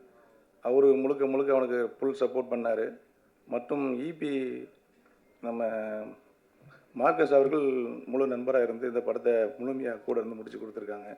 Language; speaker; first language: Tamil; native; Tamil